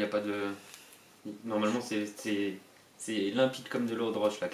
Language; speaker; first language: French; native; French